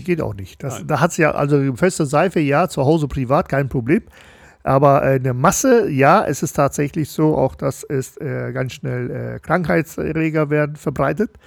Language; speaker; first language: German; native; German